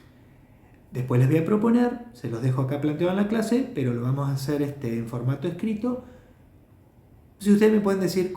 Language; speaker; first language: Spanish; native; Spanish